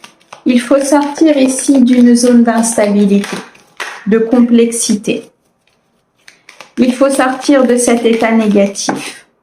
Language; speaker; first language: French; native; French